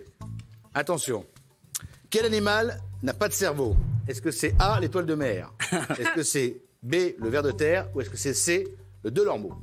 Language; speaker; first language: French; native; French